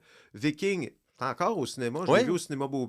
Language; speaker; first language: French; native; French